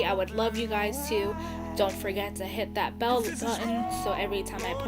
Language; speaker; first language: English; native; English